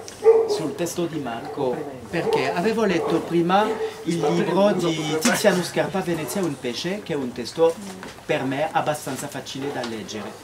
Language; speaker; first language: Italian; non-native, fluent; French